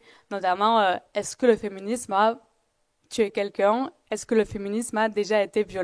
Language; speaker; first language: French; native; French